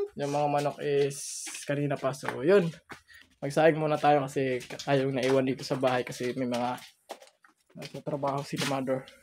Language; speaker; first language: Filipino; non-native, local second language; Masbatenyo